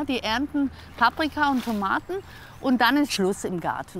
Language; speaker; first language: German; native; German